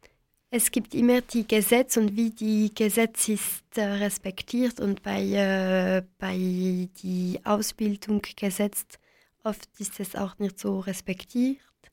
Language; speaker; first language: German; non-native, local second language; French